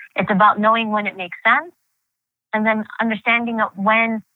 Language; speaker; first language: English; early bilingual, other home language; Greek